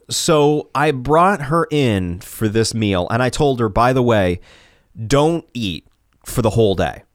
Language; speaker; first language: English; early bilingual, other home language; Italian